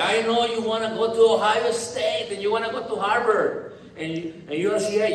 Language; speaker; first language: English; non-native, fluent; Spanish